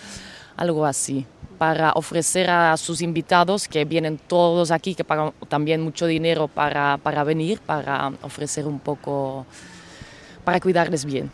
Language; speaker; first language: Spanish; non-native, fluent; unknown